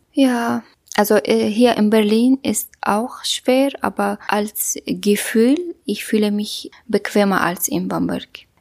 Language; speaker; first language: German; non-native, learner; Kurdish